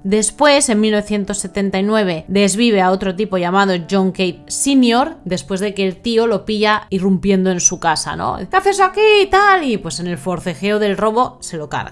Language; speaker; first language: Spanish; native; Spanish